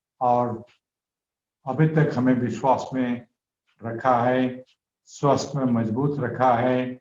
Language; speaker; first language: Hindi; native; Hindi